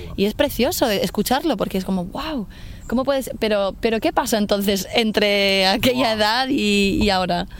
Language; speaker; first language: Spanish; non-native, fluent; English